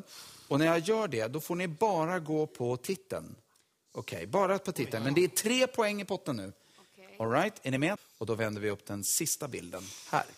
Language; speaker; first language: Swedish; native; Swedish